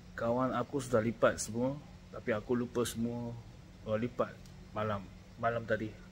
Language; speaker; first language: Malay; non-native, fluent; Korean